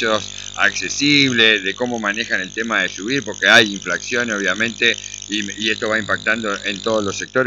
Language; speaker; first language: Spanish; native; Spanish